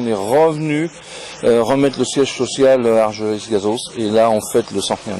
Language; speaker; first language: French; native; French